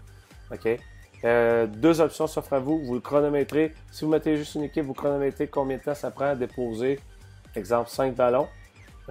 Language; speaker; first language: French; native; French